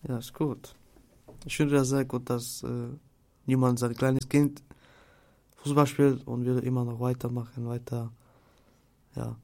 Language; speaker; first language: German; non-native, learner; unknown